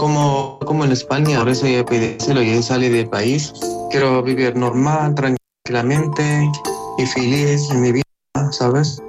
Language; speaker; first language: Spanish; non-native, learner; Arabic